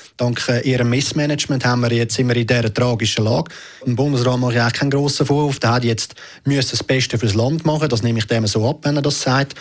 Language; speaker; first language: German; native; German